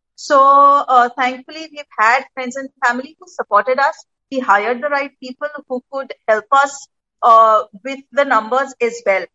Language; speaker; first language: English; non-native, local second language; Gujarati